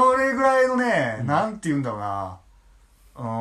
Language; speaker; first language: Japanese; native; Japanese